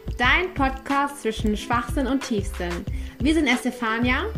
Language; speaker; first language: German; native; German